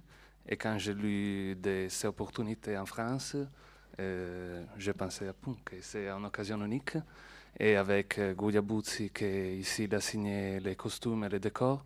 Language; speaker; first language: French; non-native, learner; Italian